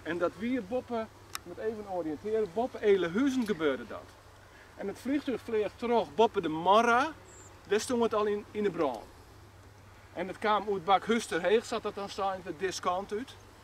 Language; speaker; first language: Dutch; non-native, local second language; Western Frisian